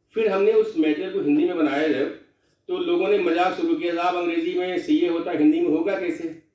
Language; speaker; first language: Hindi; non-native, local second language; Bhojpuri